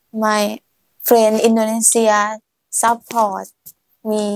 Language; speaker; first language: English; non-native, learner; Thai